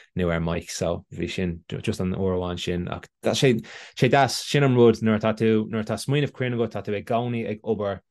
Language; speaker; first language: Irish; non-native, local second language; English